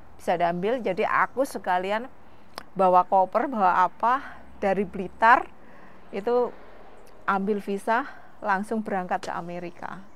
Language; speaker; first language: Indonesian; non-native, local second language; Javanese